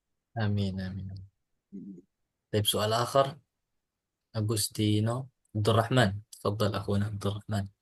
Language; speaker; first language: Arabic; non-native, fluent; Indonesian